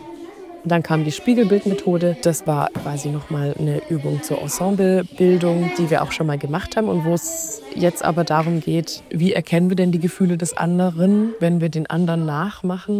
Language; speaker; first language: German; native; German